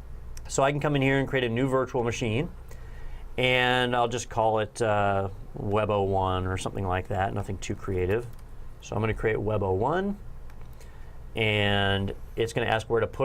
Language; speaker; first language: English; native; English